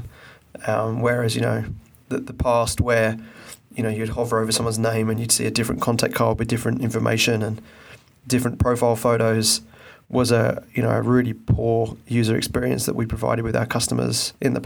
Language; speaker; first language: English; native; English